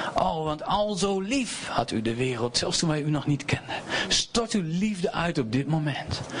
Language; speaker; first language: Dutch; native; Dutch